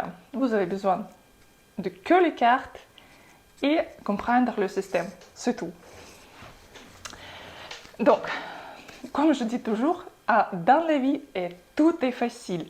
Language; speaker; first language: French; non-native, fluent; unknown